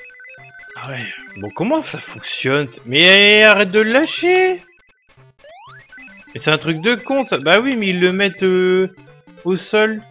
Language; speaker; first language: French; native; French